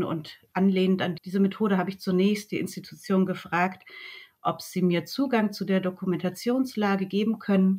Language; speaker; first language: German; native; German